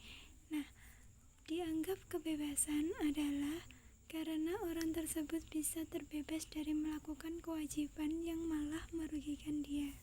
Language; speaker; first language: Indonesian; native; Indonesian